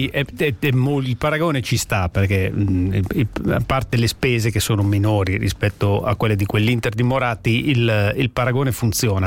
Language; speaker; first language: Italian; native; Italian